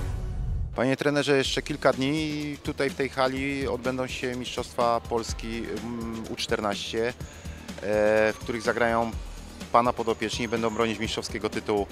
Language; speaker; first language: Polish; native; Polish